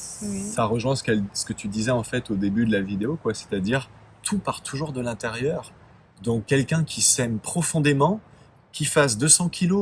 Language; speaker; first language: French; native; French